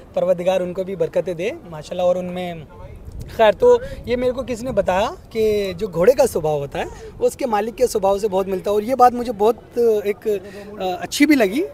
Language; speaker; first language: Hindi; native; Hindi